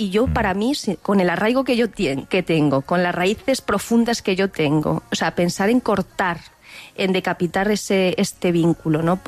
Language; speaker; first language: Spanish; native; Spanish